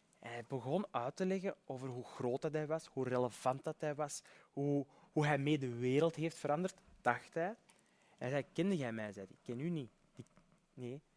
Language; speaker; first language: Dutch; early bilingual, other home language; Berber languages